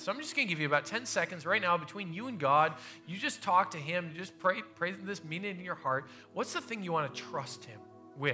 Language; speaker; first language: English; native; English